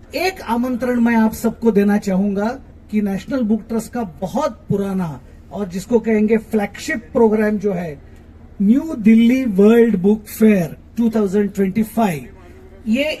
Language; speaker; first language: Hindi; non-native, local second language; Marathi